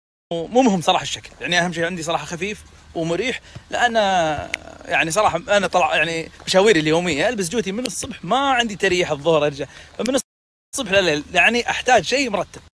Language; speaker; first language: Arabic; native; Arabic